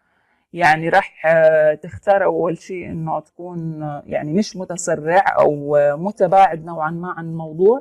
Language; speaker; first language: Arabic; native; Arabic